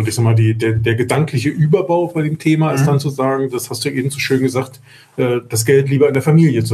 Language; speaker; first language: German; native; German